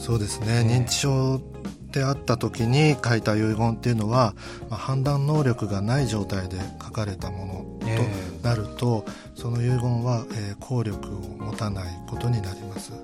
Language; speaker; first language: Japanese; native; Japanese